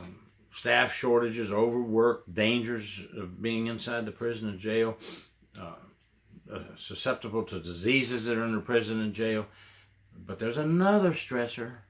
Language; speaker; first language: English; native; English